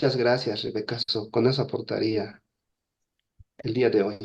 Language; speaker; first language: Spanish; native; Spanish